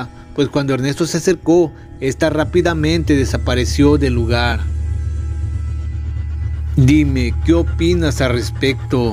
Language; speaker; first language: Spanish; native; Spanish